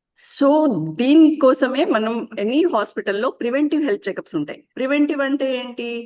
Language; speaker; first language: Telugu; non-native, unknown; Marathi